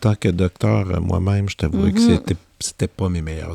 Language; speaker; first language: French; native; French